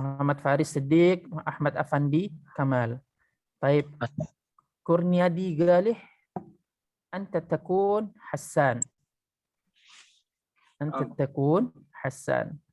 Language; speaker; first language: Arabic; non-native, fluent; Indonesian